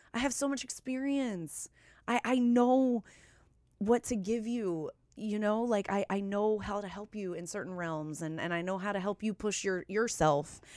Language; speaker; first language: English; native; English